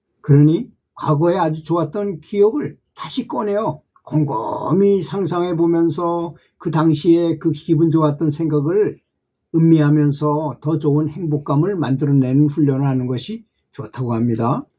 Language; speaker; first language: Korean; native; Korean